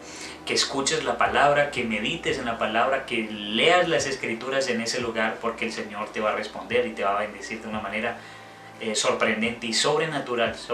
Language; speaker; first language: Spanish; native; Spanish